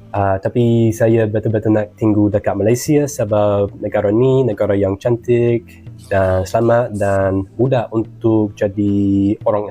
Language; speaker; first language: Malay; non-native, learner; English